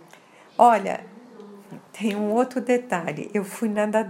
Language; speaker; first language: Portuguese; early bilingual, other home language; French